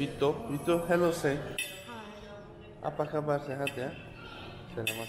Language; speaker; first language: Indonesian; non-native, learner; Turkish